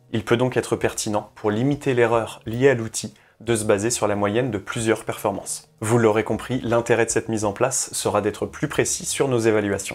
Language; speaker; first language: French; native; French